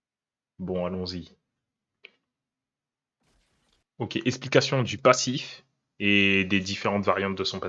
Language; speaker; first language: French; native; French